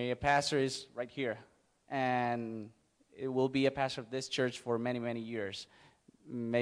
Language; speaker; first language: English; non-native, fluent; Spanish